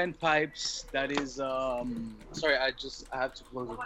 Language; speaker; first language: English; native; English